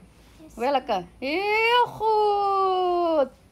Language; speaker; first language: Dutch; non-native, learner; Indonesian